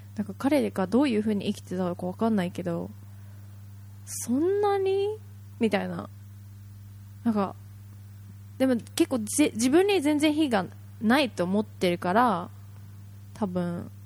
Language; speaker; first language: Japanese; native; Japanese